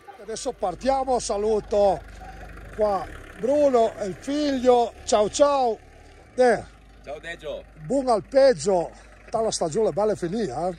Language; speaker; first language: Italian; native; Italian